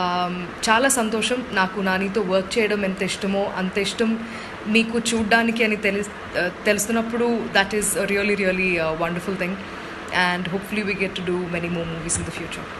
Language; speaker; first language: Telugu; non-native, local second language; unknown